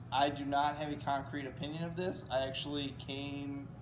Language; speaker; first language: English; native; English